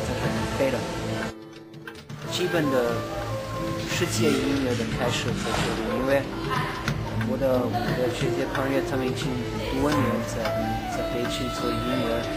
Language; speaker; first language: Chinese; non-native, fluent; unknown